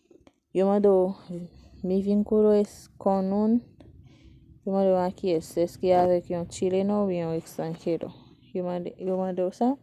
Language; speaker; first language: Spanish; non-native, learner; Haitian Creole